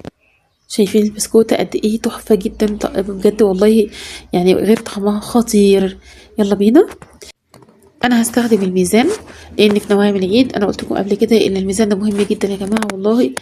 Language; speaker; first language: Arabic; native; Arabic